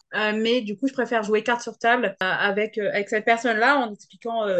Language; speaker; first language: French; native; French